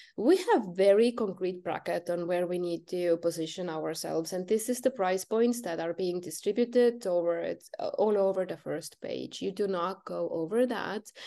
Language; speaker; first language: English; non-native, fluent; Estonian